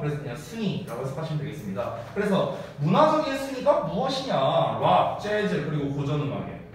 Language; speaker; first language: Korean; native; Korean